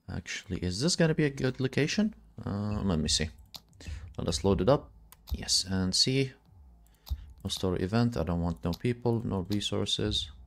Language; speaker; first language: English; non-native, fluent; Arabic